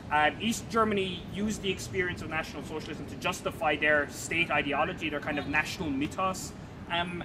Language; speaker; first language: English; native; English